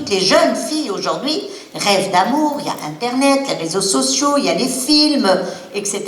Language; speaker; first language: French; non-native, local second language; Arabic